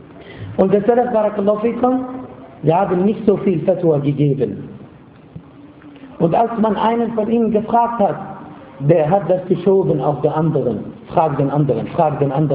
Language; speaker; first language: German; non-native, fluent; Arabic